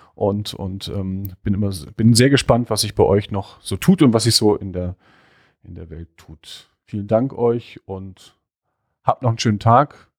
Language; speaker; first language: German; native; German